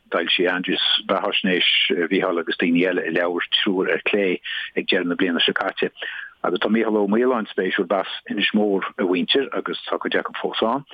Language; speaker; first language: Irish; native; Irish